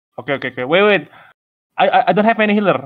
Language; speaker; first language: English; non-native, learner; Indonesian